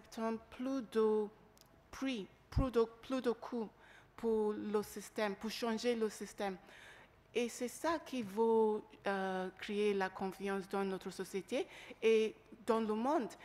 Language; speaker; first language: French; non-native, learner; English